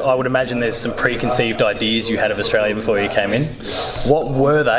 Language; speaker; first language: English; native; English